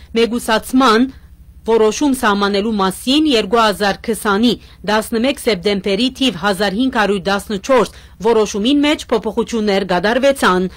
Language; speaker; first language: Armenian; early bilingual, heritage; Armenian